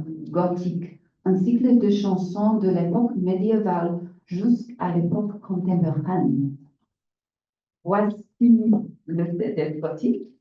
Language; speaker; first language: French; non-native, learner; English